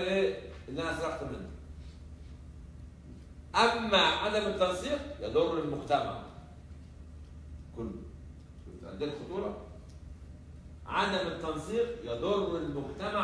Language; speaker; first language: Arabic; native; Arabic